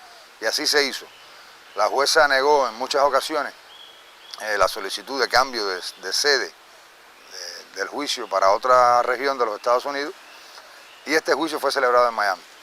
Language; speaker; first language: Spanish; native; Spanish